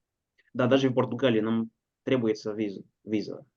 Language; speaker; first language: Russian; non-native, fluent; Portuguese